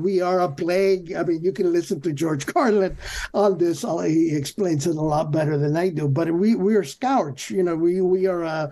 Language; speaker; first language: English; early bilingual, other home language; Spanish